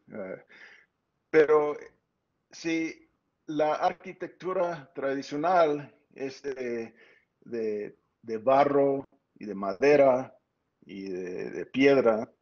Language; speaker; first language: Spanish; early bilingual, heritage; Spanish